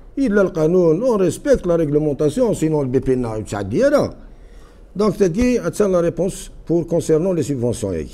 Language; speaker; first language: French; non-native, local second language; Kabyle